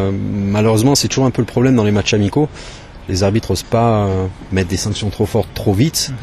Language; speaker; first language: French; native; French